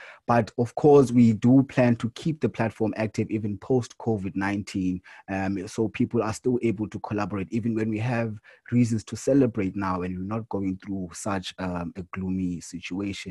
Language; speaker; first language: English; non-native, local second language; Xhosa